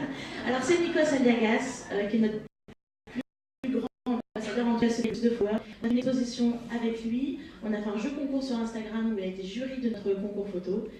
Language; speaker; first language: French; native; French